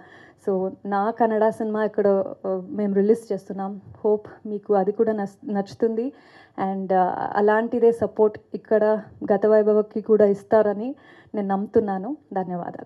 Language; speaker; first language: Telugu; non-native, fluent; Kannada